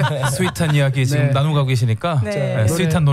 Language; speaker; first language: Korean; native; Korean